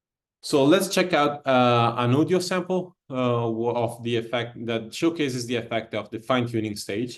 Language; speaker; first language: English; non-native, fluent; Italian